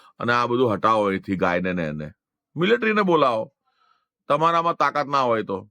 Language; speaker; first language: Gujarati; non-native, local second language; Hindi